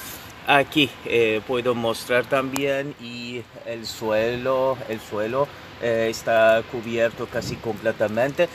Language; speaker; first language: Spanish; non-native, fluent; Turkish